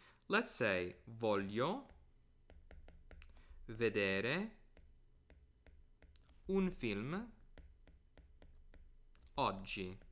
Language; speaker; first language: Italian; non-native, fluent; English